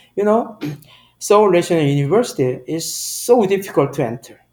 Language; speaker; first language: English; non-native, fluent; Korean